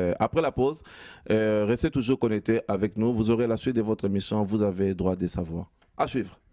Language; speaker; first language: French; non-native, local second language; Lingala